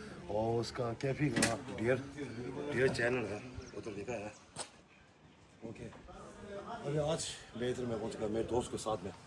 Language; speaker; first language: Hindi; non-native, local second language; Tibetan